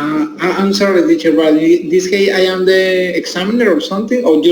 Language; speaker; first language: English; non-native, learner; Spanish